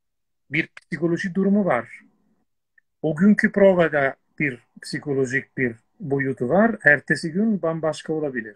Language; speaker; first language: Turkish; non-native, fluent; Italian